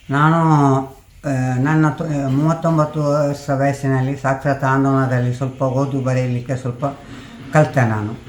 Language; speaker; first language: Kannada; non-native, local second language; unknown